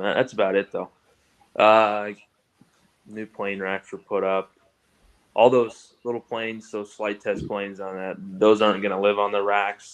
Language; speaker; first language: English; native; English